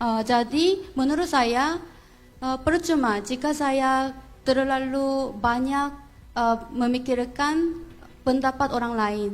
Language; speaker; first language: Indonesian; non-native, fluent; Korean